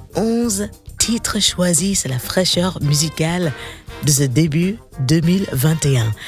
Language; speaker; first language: French; non-native, fluent; English